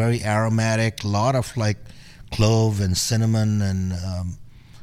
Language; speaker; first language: English; non-native, local second language; Punjabi